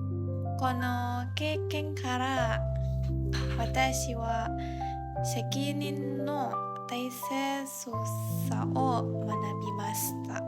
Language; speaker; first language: Japanese; non-native, learner; Indonesian